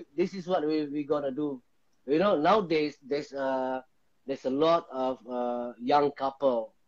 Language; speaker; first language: English; non-native, local second language; Malay